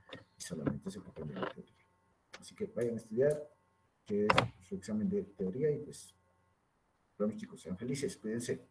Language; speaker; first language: Spanish; native; Spanish